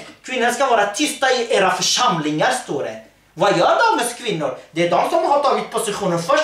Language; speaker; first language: Swedish; early bilingual, other home language; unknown